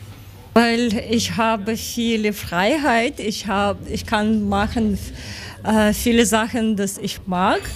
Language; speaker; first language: German; non-native, learner; Ukrainian